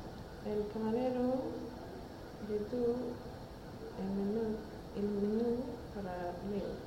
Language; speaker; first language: Spanish; non-native, learner; Swedish